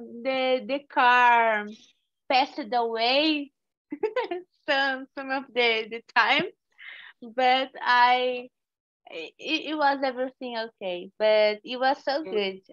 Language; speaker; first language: English; non-native, learner; Portuguese